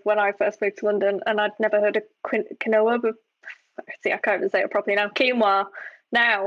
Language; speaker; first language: English; native; English